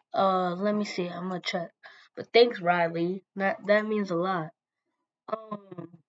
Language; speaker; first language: English; native; English